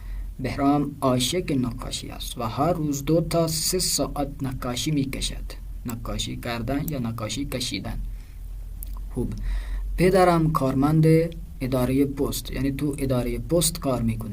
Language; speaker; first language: Persian; non-native, fluent; Urdu